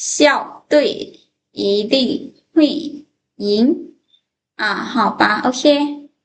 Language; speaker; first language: Chinese; non-native, fluent; Lao